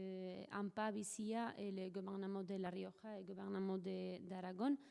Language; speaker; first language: French; non-native, fluent; Spanish